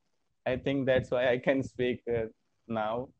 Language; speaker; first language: English; non-native, learner; Hindi